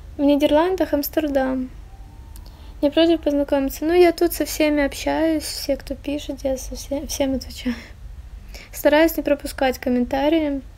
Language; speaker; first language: Russian; native; Russian